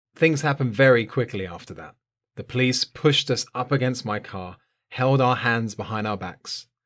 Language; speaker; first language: English; native; English